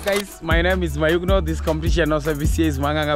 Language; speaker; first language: English; non-native, learner; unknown